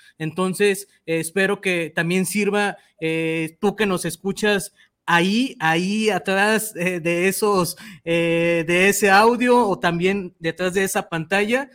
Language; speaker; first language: Spanish; native; Spanish